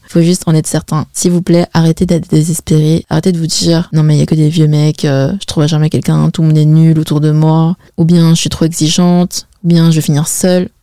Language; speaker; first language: French; early bilingual, other home language; Chinese